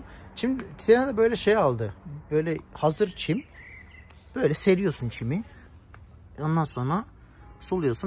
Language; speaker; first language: Turkish; native; Turkish